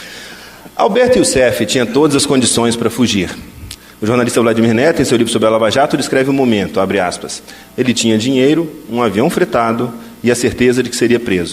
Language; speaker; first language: Portuguese; native; Portuguese